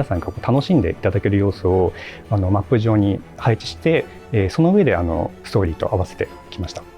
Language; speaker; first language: Japanese; native; Japanese